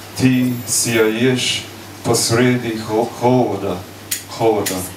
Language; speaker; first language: Russian; non-native, learner; English